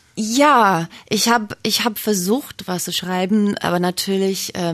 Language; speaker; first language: German; non-native, fluent; English